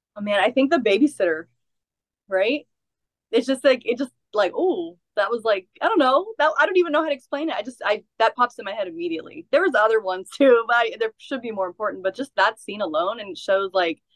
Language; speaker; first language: English; native; English